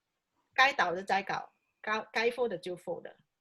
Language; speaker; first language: Chinese; native; Chinese